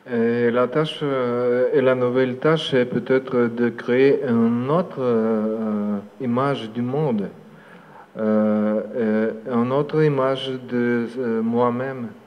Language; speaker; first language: French; non-native, fluent; Russian